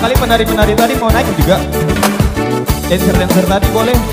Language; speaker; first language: Malay; native; Malay